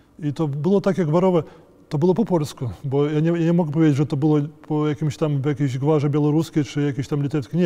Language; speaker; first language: Polish; native; Polish